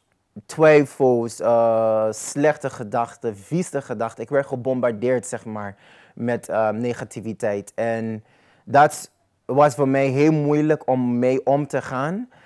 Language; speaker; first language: Dutch; non-native, local second language; Papiamento